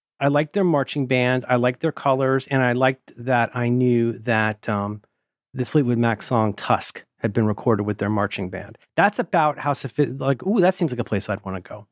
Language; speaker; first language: English; native; English